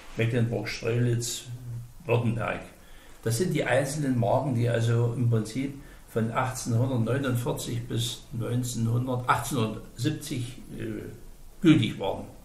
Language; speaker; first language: German; native; German